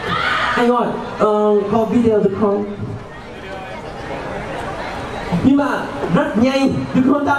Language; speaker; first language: Vietnamese; non-native, learner; Japanese